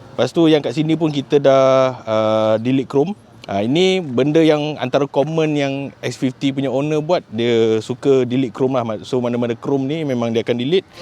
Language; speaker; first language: Malay; native; Malay